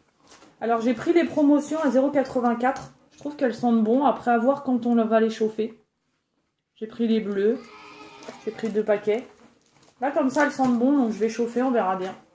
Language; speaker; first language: French; native; French